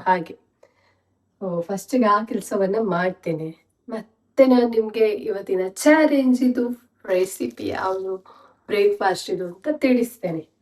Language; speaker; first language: Kannada; non-native, local second language; Tulu